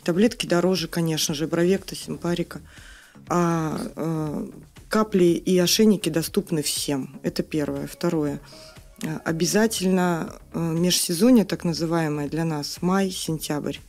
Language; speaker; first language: Russian; native; Russian